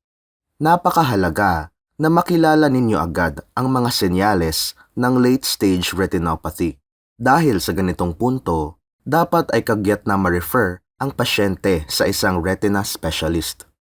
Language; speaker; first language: Filipino; native; Filipino